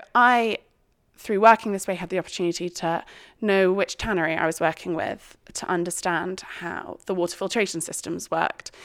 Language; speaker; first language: English; native; English